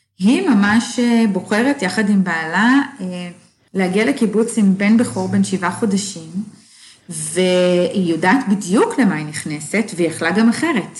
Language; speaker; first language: Hebrew; native; Hebrew